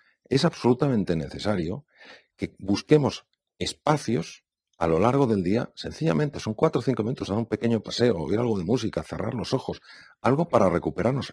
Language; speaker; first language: Spanish; native; Spanish